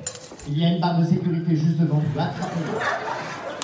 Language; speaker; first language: French; native; French